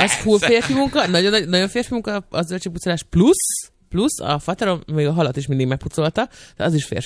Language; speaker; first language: Hungarian; native; Hungarian